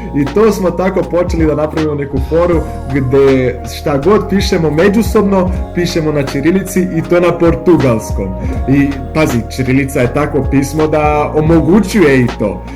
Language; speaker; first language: Serbian; non-native, fluent; Portuguese